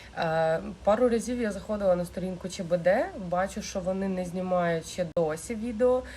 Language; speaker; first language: Ukrainian; non-native, local second language; Russian